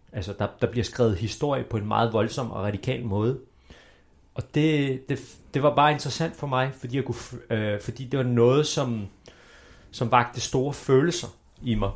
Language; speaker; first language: Danish; early bilingual, other home language; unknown